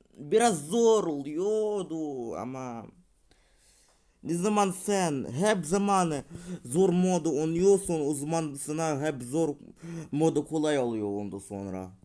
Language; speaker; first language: Turkish; non-native, learner; Russian